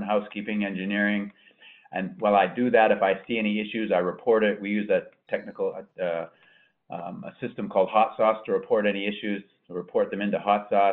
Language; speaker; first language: English; native; English